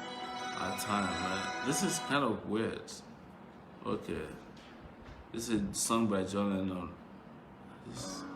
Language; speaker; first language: English; non-native, local second language; Yoruba